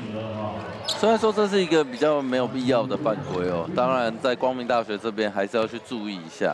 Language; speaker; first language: Chinese; native; Chinese